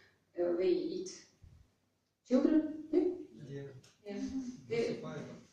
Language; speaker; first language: English; non-native, learner; Russian